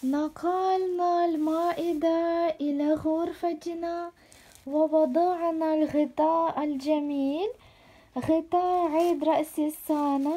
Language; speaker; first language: Arabic; non-native, fluent; Ukrainian